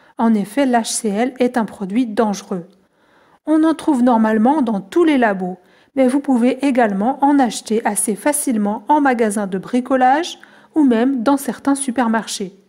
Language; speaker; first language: French; native; French